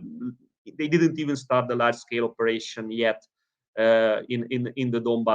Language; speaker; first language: English; non-native, fluent; Hungarian